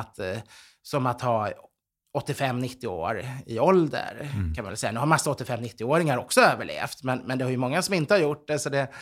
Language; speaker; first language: Swedish; native; Swedish